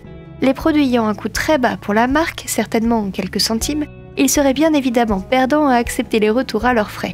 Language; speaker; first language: French; native; French